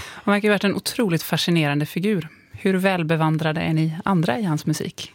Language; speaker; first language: Swedish; native; Swedish